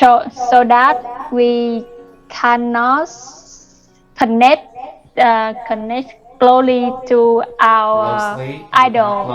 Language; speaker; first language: English; non-native, learner; Vietnamese